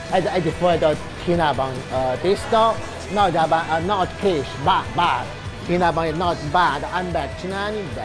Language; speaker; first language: Hungarian; non-native, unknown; Chinese